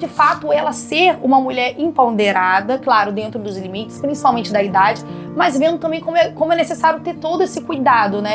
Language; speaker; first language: Portuguese; native; Portuguese